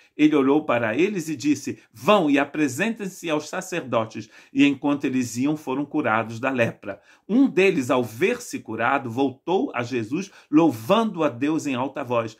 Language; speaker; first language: Portuguese; native; Portuguese